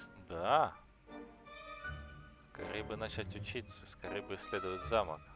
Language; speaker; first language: Russian; native; Russian